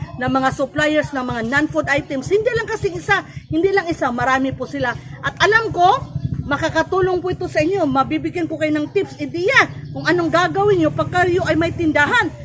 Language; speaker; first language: Filipino; non-native, local second language; Cebuano